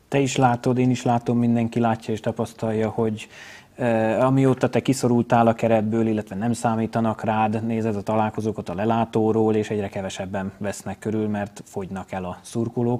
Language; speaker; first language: Hungarian; native; Hungarian